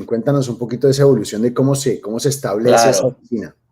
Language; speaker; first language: Spanish; native; Spanish